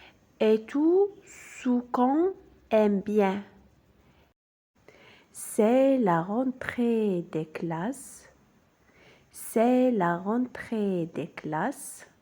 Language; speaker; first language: French; non-native, local second language; Arabic